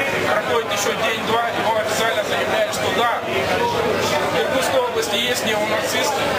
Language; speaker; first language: Russian; native; Russian